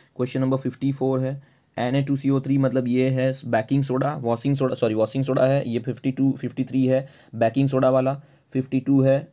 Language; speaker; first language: Hindi; non-native, local second language; Gujarati